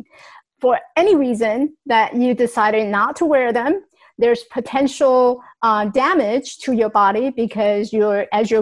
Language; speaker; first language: English; non-native, fluent; Chinese